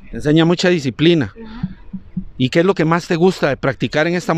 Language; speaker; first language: Spanish; native; Spanish